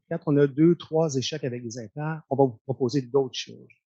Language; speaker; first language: French; native; French